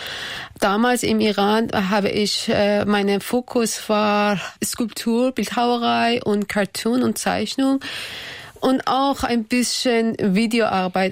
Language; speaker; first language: German; non-native, learner; Persian